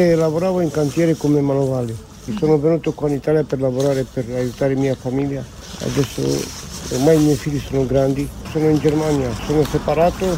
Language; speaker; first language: Italian; non-native, learner; Romanian